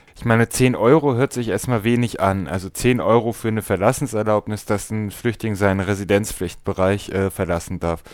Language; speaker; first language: German; native; German